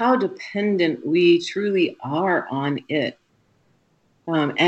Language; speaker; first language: English; native; English